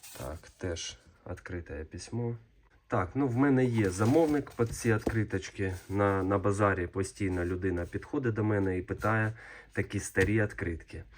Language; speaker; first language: Ukrainian; non-native, local second language; Russian